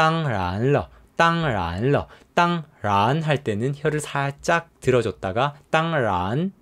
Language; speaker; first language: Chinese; non-native, fluent; Korean